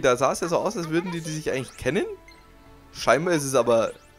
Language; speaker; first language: German; native; German